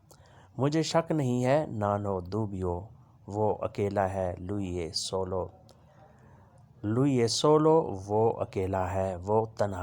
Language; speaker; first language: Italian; non-native, learner; Urdu